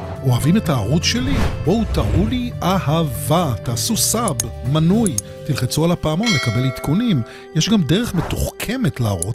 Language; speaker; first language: Hebrew; native; Hebrew